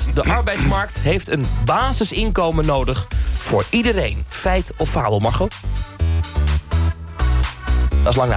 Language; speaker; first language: Dutch; native; Dutch